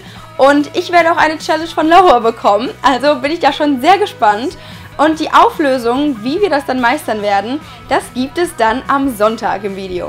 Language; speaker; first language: German; native; German